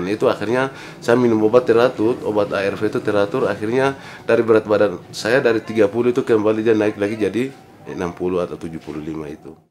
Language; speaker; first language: Indonesian; non-native, local second language; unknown